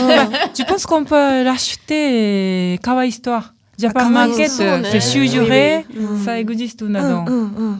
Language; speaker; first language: French; non-native, fluent; Japanese